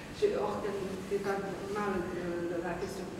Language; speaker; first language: French; non-native, learner; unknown